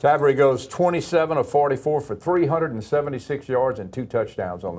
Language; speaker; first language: English; native; English